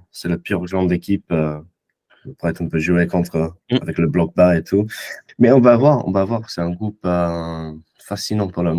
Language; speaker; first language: French; non-native, fluent; English